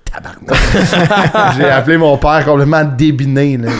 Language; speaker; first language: French; native; French